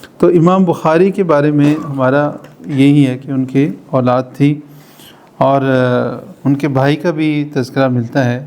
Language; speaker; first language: Urdu; native; Urdu